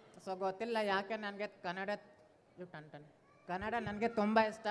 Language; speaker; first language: Kannada; non-native, learner; Bangla